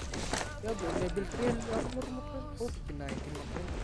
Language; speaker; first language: English; non-native, learner; Filipino